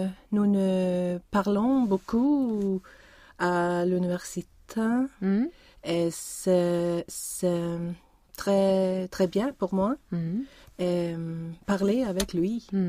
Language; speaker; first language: French; non-native, learner; Swedish